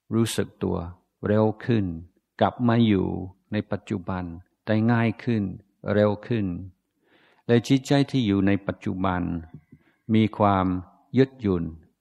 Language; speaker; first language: Thai; non-native, fluent; English